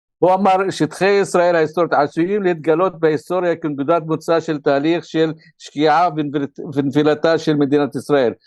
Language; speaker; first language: Hebrew; non-native, local second language; Arabic